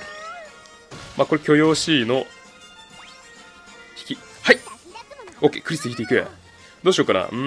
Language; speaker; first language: Japanese; native; Japanese